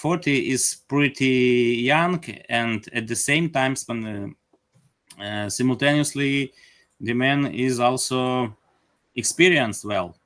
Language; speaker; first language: English; non-native, learner; Ukrainian